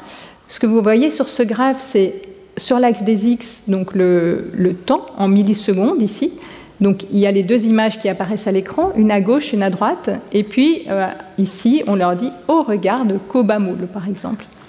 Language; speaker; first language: French; native; French